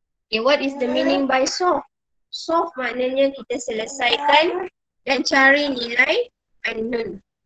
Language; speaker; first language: English; non-native, local second language; Malay